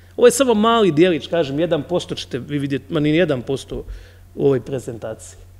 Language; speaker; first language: Serbian; native; Serbian